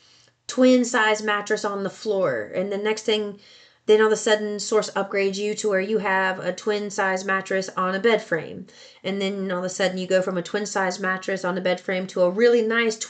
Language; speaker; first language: English; native; English